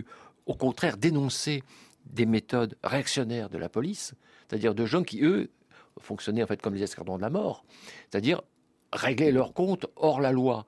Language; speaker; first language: French; native; French